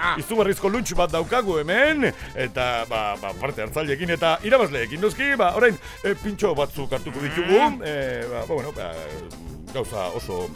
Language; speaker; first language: Basque; native; Basque